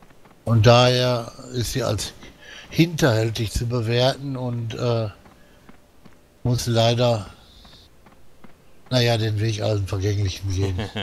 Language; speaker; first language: German; native; German